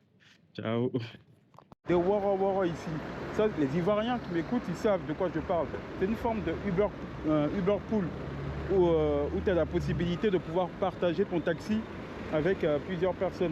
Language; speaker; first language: French; native; French